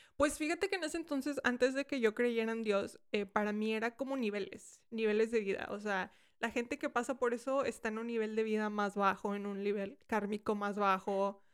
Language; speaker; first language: Spanish; early bilingual, heritage; Spanish